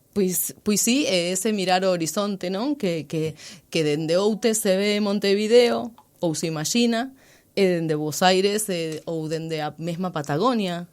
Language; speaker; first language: Galician; early bilingual, heritage; Galician